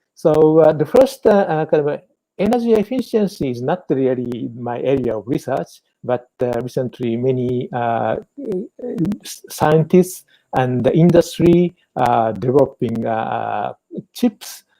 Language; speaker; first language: English; non-native, fluent; Japanese